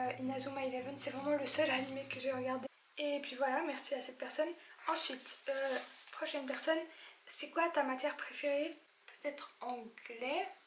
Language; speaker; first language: French; early bilingual, other home language; Polish